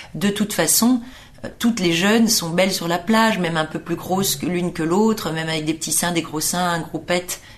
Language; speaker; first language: French; native; French